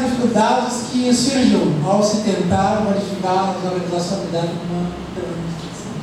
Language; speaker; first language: Portuguese; non-native, fluent; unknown